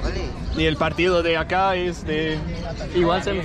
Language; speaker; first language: Spanish; non-native, learner; English